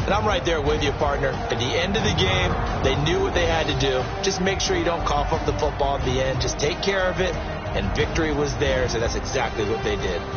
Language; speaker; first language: English; native; English